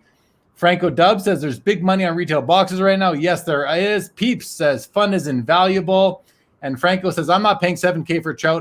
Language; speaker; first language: English; native; English